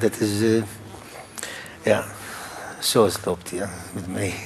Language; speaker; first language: Dutch; non-native, learner; Arabic